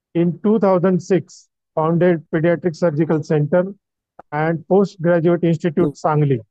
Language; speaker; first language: English; non-native, local second language; Marathi